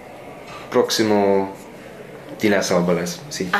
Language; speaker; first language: Spanish; non-native, learner; English